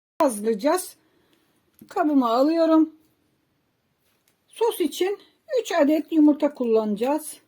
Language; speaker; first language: Turkish; native; Turkish